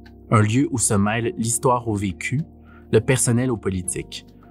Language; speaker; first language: French; native; French